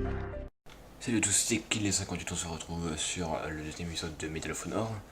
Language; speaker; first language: French; native; French